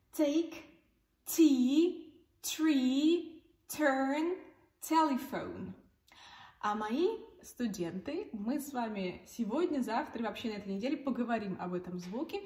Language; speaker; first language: Russian; native; Russian